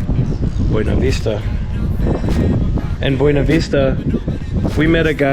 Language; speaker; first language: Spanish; non-native, learner; English